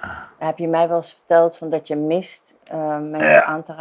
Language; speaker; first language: Dutch; non-native, fluent; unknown